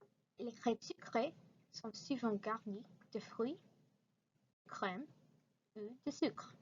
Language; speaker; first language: French; non-native, learner; English